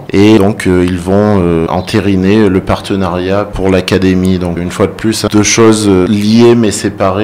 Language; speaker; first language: French; native; French